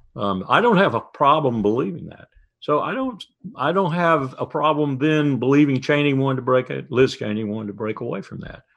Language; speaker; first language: English; native; English